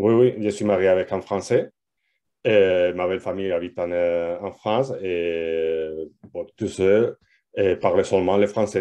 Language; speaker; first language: French; non-native, learner; Spanish